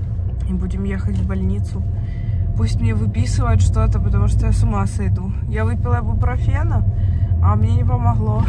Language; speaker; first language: Russian; native; Russian